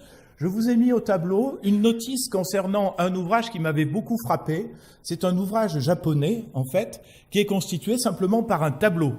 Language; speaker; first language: French; native; French